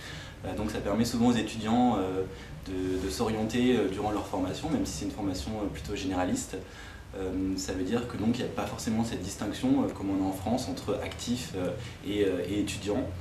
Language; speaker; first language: French; non-native, fluent; German